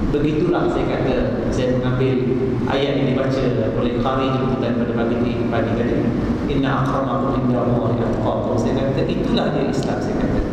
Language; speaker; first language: Malay; non-native, local second language; Chinese